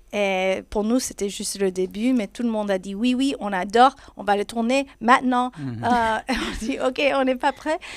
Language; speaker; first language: French; non-native, fluent; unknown